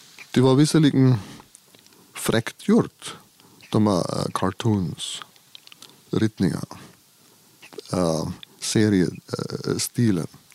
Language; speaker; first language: Swedish; non-native, fluent; German